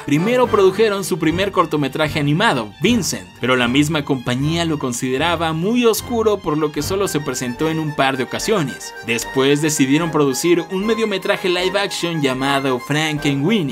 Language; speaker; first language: Spanish; native; Spanish